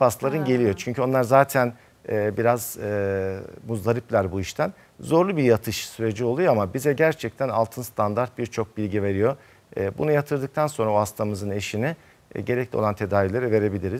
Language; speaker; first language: Turkish; native; Turkish